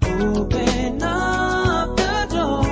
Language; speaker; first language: Japanese; native; Japanese